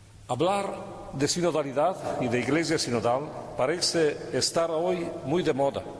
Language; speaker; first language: Spanish; non-native, fluent; Italian